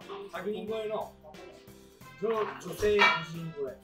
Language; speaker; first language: Japanese; native; Japanese